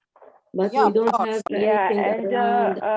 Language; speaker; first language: English; non-native, learner; Arabic